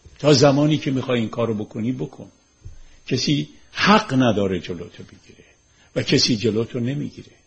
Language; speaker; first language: Persian; native; Persian